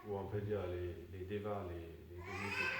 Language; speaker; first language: French; non-native, fluent; Danish